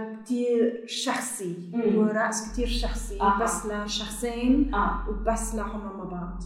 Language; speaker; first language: Arabic; non-native, learner; German